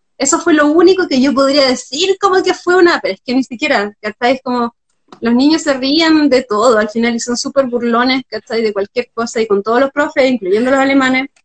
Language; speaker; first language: Spanish; native; Spanish